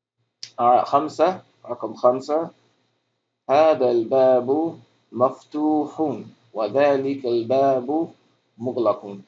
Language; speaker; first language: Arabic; non-native, fluent; English